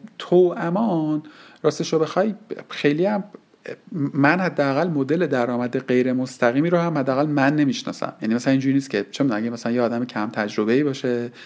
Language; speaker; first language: Persian; native; Persian